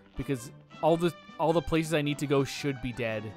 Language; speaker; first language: English; native; English